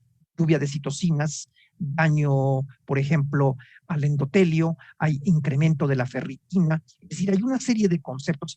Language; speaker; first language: Spanish; native; Spanish